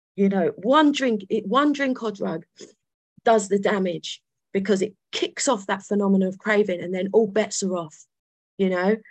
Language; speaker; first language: English; native; English